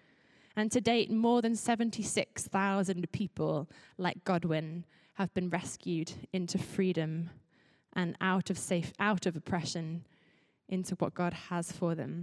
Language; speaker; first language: English; native; English